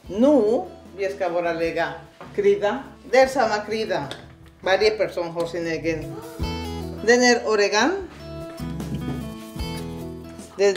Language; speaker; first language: Swedish; non-native, learner; Spanish